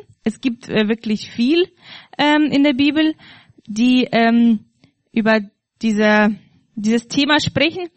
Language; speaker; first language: German; non-native, fluent; Russian